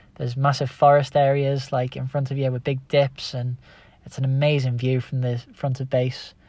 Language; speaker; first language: English; native; English